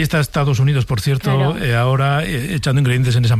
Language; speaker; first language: Spanish; native; Spanish